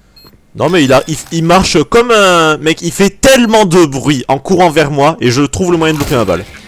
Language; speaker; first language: French; native; French